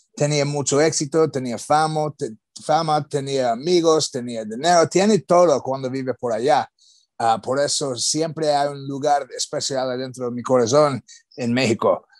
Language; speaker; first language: Spanish; non-native, learner; English